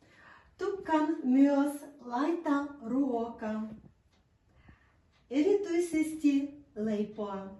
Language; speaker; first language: Finnish; non-native, learner; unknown